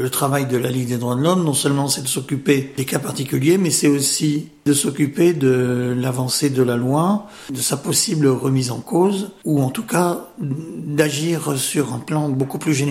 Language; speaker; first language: French; native; French